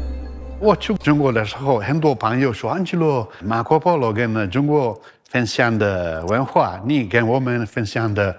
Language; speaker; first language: Chinese; non-native, learner; Italian